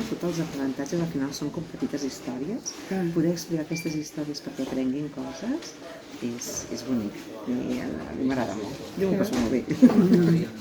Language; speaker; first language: Catalan; native; Catalan